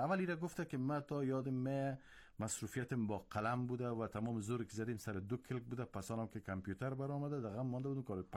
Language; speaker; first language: Persian; native; Persian